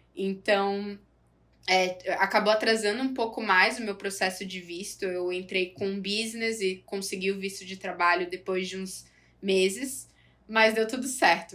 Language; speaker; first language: Portuguese; native; Portuguese